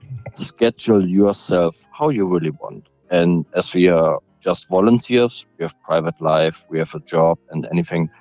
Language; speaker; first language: English; non-native, fluent; German